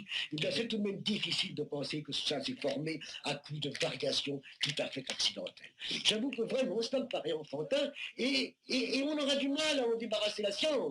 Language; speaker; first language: French; native; French